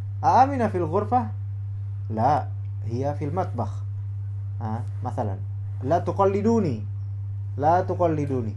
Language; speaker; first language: Arabic; non-native, fluent; Indonesian